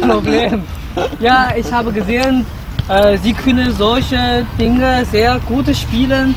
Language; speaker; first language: German; non-native, learner; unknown